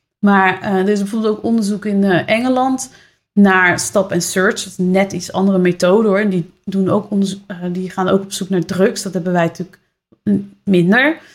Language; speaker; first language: Dutch; native; Dutch